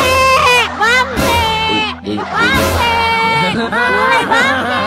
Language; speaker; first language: Indonesian; native; Indonesian